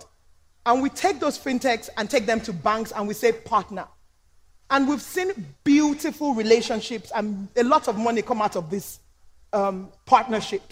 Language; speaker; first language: English; non-native, local second language; Yoruba